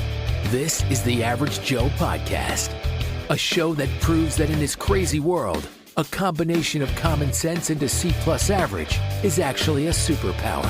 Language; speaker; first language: English; native; English